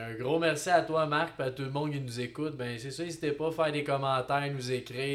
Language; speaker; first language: French; native; French